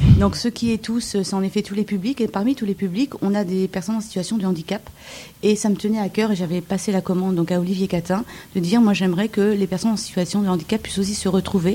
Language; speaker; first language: French; native; French